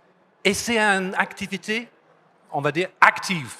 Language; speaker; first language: French; non-native, fluent; English